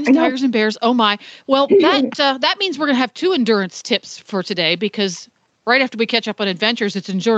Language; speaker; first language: English; native; English